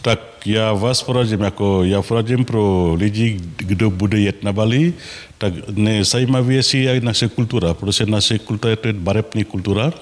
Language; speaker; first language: Czech; non-native, learner; Balinese